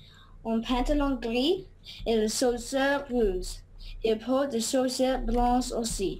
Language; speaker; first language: French; non-native, learner; English